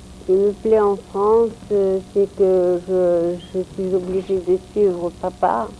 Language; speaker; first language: French; non-native, local second language; Arabic